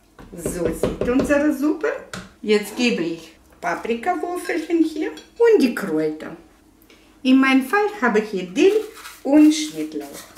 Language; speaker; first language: German; non-native, fluent; Russian